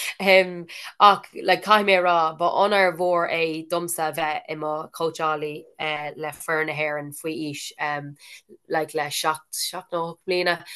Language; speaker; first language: Irish; non-native, local second language; English